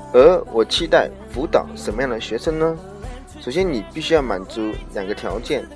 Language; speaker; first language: Chinese; native; Chinese